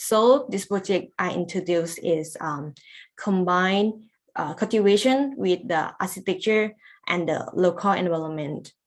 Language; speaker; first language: English; non-native, learner; Lao